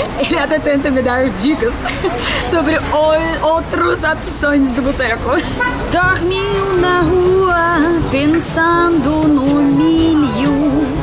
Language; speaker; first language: Portuguese; non-native, learner; Russian